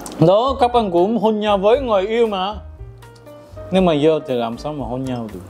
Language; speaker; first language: Vietnamese; non-native, fluent; Korean